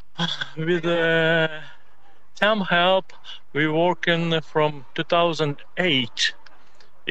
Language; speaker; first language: English; non-native, learner; Ukrainian